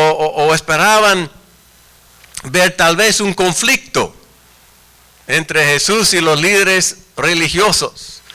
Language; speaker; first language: Spanish; non-native, fluent; English